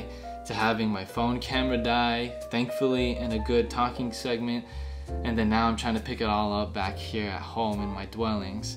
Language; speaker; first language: English; native; English